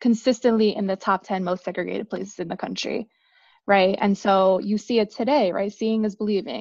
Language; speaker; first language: English; native; English